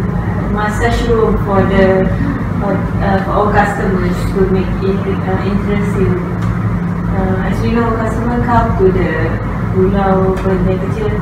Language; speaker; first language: English; non-native, local second language; Malay